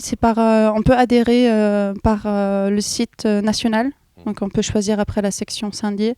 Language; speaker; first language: French; non-native, fluent; German